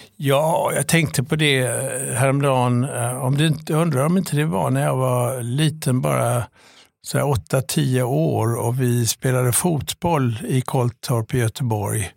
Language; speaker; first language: Swedish; native; Swedish